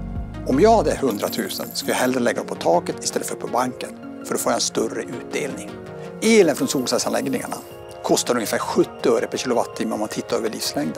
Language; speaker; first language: Swedish; native; Swedish